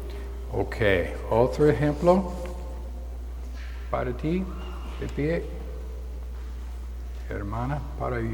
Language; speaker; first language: Spanish; non-native, learner; English